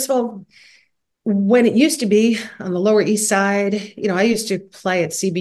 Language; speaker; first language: English; native; English